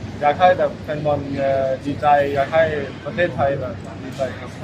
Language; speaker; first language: Thai; early bilingual, heritage; Thai